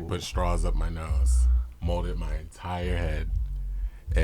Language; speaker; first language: English; native; English